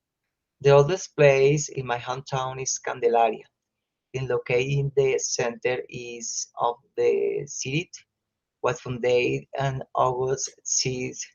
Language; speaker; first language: English; non-native, learner; Spanish